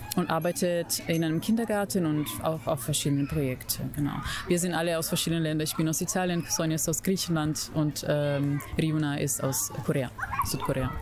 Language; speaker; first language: German; non-native, fluent; Italian